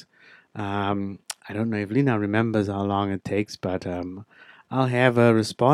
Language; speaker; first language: English; non-native, local second language; Afrikaans